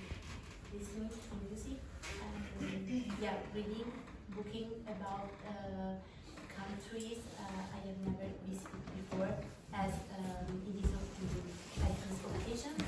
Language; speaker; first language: English; non-native, learner; Italian